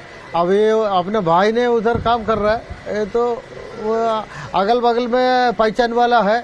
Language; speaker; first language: Hindi; non-native, local second language; Malayalam